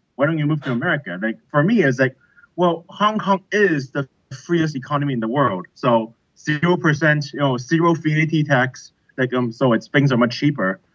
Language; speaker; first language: English; non-native, local second language; Cantonese